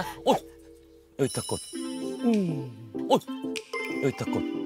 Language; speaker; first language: Korean; native; Korean